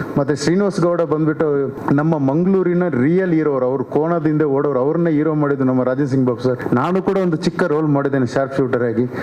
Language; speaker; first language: Kannada; non-native, local second language; Tulu